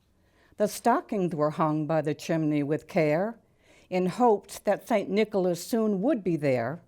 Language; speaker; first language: English; native; English